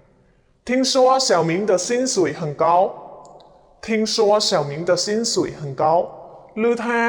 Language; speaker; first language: Chinese; non-native, fluent; Khmer